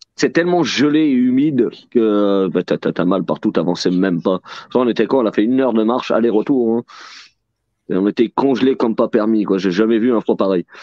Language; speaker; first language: French; native; French